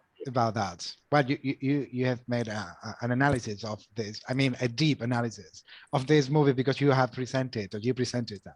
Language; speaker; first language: English; non-native, fluent; Spanish